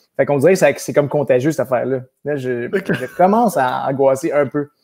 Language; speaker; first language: French; native; French